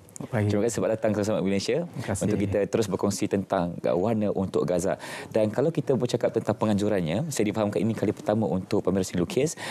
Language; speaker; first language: Malay; native; Malay